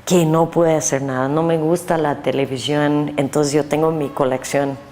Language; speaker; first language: Spanish; non-native, learner; English